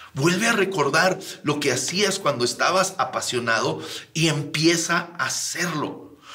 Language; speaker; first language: Spanish; native; Spanish